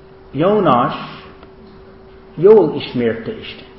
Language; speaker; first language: Hungarian; non-native, fluent; English